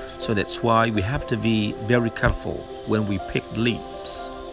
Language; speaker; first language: English; non-native, fluent; Balinese